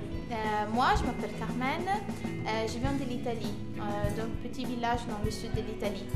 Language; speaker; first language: French; non-native, learner; Italian